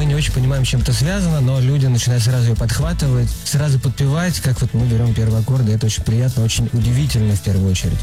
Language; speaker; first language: Russian; native; Russian